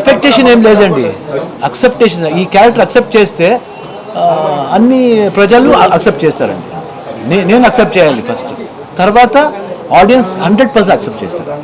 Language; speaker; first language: Telugu; non-native, learner; Kannada